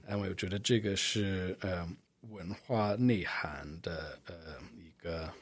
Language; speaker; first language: Chinese; non-native, fluent; English